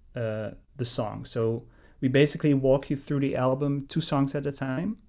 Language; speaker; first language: English; non-native, fluent; Dutch